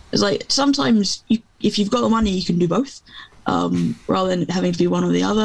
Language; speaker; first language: English; native; English